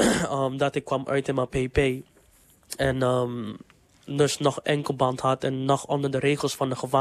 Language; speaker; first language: Dutch; non-native, local second language; English